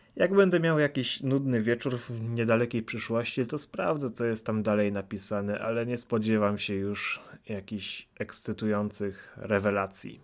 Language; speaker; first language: Polish; native; Polish